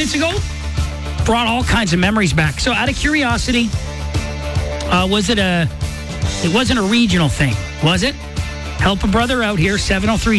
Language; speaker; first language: English; native; English